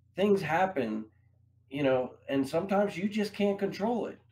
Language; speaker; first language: English; native; English